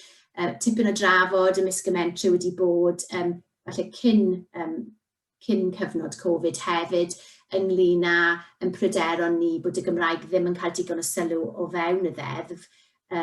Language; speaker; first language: Welsh; native; Welsh